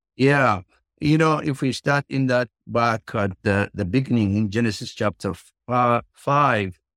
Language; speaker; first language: English; non-native, fluent; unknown